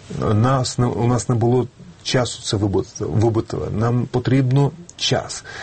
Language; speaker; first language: Ukrainian; non-native, local second language; Russian